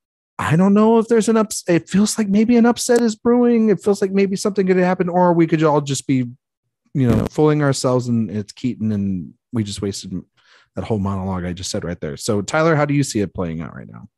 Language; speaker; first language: English; native; English